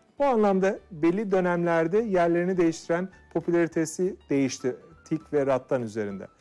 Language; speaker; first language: Turkish; native; Turkish